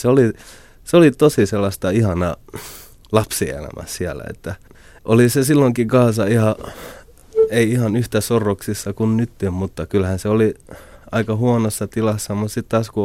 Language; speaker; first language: Finnish; early bilingual, other home language; Arabic